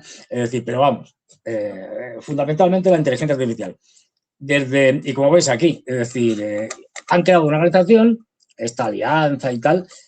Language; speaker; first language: Spanish; native; Spanish